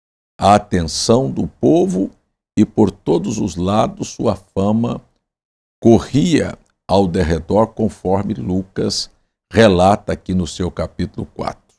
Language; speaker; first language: Portuguese; native; Portuguese